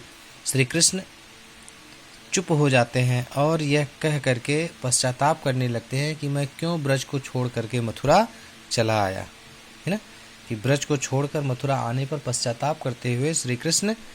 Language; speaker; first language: Hindi; native; Hindi